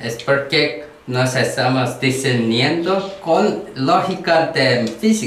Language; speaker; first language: Spanish; non-native, learner; Korean